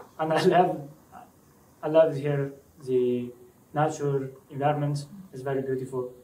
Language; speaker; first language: English; non-native, learner; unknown